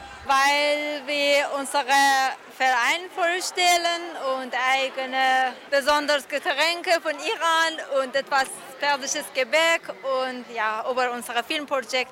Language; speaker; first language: German; non-native, learner; Persian